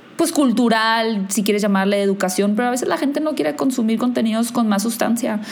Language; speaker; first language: Spanish; native; Spanish